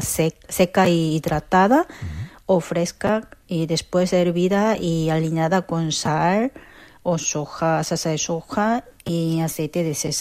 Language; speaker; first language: Spanish; non-native, fluent; Korean